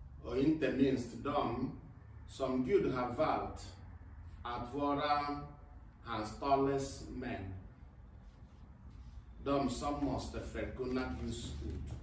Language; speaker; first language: Swedish; non-native, fluent; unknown